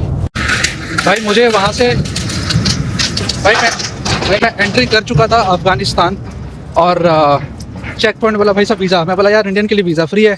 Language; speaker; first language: Hindi; native; Hindi